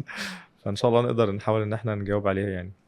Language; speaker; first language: Arabic; native; Arabic